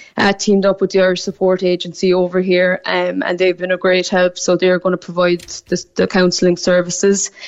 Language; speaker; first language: English; native; English